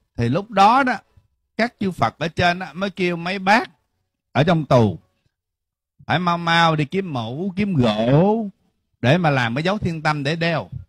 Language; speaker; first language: Vietnamese; early bilingual, heritage; Vietnamese